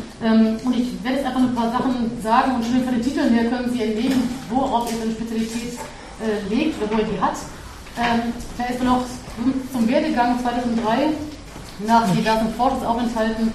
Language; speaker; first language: German; native; German